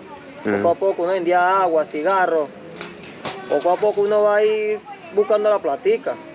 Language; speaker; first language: Spanish; native; Spanish